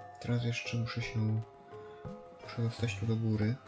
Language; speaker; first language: Polish; native; Polish